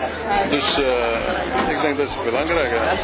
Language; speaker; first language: Dutch; non-native, fluent; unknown